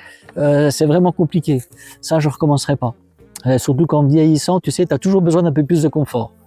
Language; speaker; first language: French; native; French